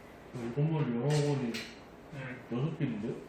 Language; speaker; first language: Korean; native; Korean